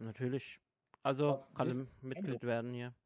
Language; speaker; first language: German; native; German